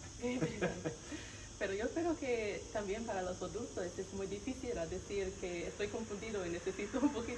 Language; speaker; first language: Spanish; non-native, learner; English